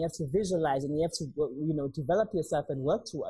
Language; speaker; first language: English; non-native, local second language; Zulu